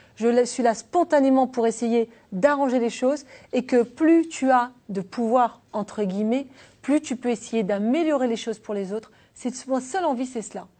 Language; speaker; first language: French; native; French